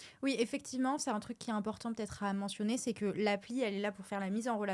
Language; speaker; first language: French; native; French